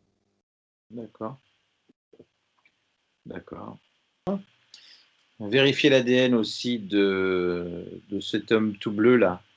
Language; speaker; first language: French; native; French